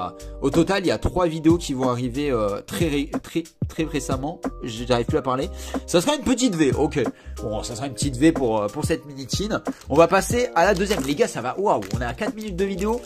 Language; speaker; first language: French; native; French